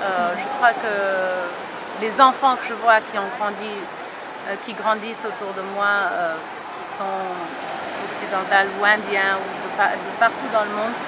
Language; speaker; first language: French; early bilingual, heritage; French